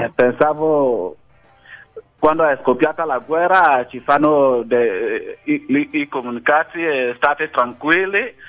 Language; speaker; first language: Italian; non-native, fluent; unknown